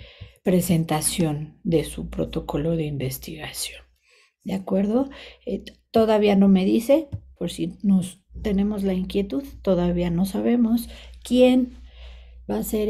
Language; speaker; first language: Spanish; native; Spanish